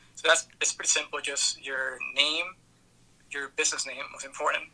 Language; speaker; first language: English; early bilingual, other home language; Spanish